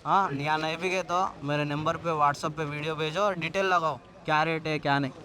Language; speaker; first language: Hindi; non-native, local second language; Telugu